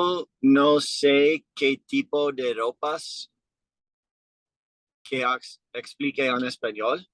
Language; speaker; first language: Spanish; non-native, learner; English